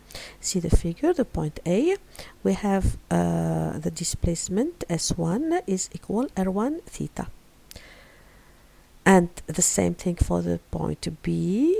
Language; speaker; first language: English; non-native, fluent; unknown